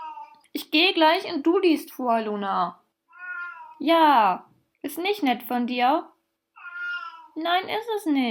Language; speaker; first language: German; native; German